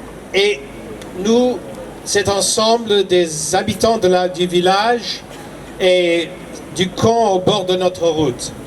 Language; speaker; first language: French; non-native, fluent; English